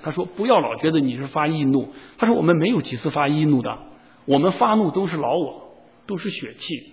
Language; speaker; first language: Chinese; native; Chinese